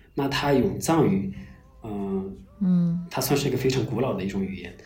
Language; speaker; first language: Chinese; non-native, local second language; Tibetan